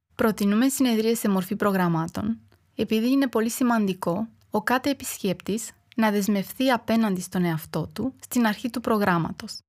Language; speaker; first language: Greek; non-native, fluent; Romanian